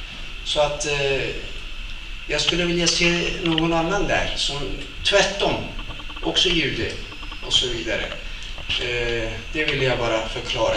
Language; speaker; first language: Swedish; non-native, learner; Turkish